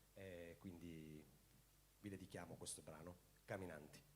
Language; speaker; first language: Italian; native; Italian